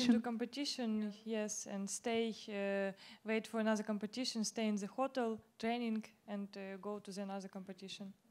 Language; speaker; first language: English; non-native, learner; Ukrainian